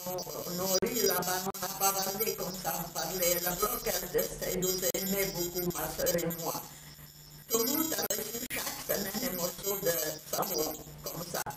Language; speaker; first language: French; non-native, fluent; Hungarian